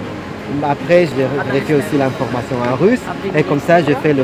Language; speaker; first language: French; non-native, fluent; Russian